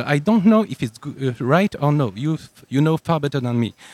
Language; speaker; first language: English; non-native, learner; French